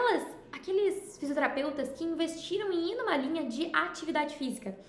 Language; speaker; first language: Portuguese; native; Portuguese